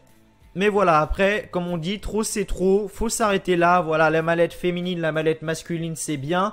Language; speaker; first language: French; native; French